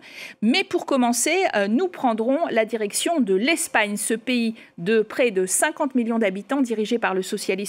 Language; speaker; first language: French; native; French